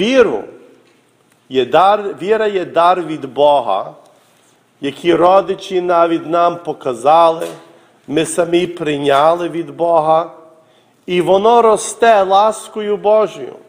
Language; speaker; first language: Ukrainian; early bilingual, heritage; Ukrainian